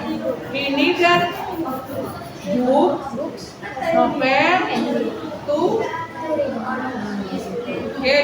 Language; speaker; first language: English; non-native, learner; Indonesian